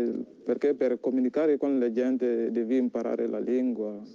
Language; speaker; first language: Italian; non-native, learner; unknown